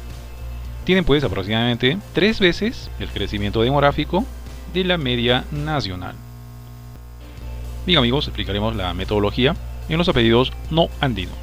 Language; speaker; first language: Spanish; native; Spanish